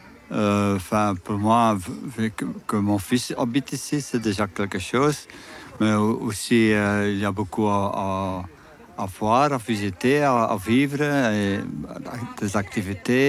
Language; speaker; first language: French; non-native, learner; Dutch